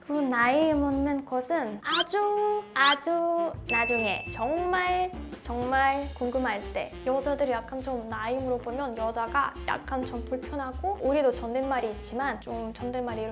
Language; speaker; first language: Korean; non-native, fluent; Russian